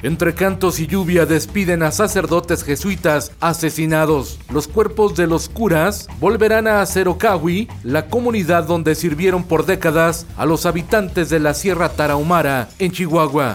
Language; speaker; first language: Spanish; native; Spanish